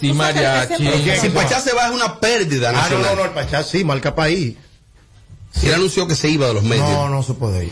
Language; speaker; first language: Spanish; native; Spanish